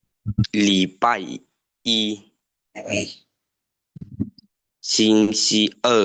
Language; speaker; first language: Chinese; non-native, learner; Lao